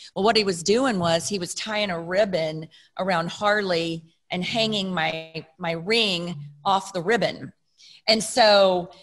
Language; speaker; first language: English; native; English